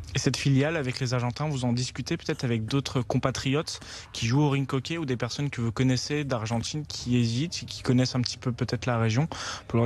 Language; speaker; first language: French; native; French